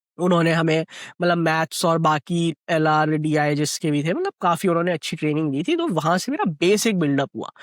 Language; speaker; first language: Hindi; non-native, local second language; Bangla